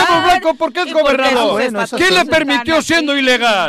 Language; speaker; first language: Spanish; native; Spanish